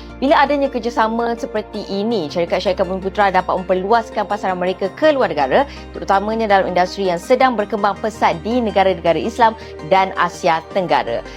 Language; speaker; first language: Malay; native; Malay